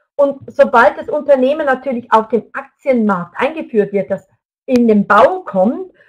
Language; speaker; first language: German; native; German